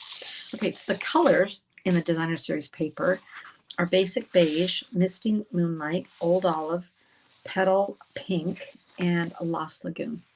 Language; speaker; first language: English; native; English